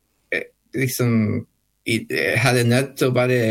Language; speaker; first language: Norwegian; non-native, learner; Spanish